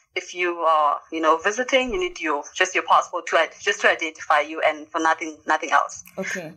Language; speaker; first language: English; non-native, local second language; Zulu